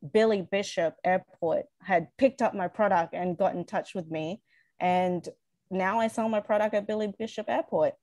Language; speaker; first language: English; native; English